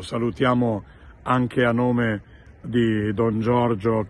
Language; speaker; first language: Italian; native; Italian